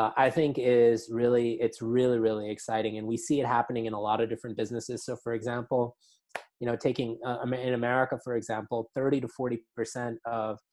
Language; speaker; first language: English; native; English